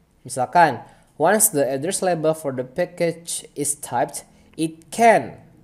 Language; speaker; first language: English; non-native, fluent; Indonesian